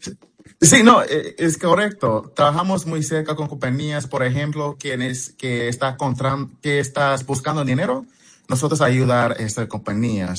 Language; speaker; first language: Spanish; early bilingual, heritage; English